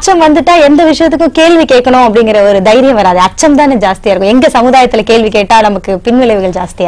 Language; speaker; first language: Tamil; native; Tamil